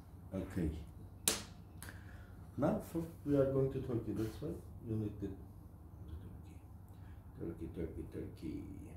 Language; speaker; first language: English; non-native, fluent; Turkish